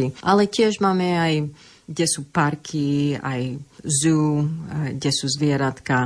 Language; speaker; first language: Slovak; early bilingual, heritage; Slovak